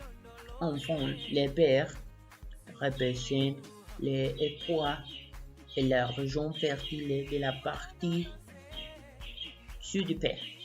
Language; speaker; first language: French; non-native, learner; Spanish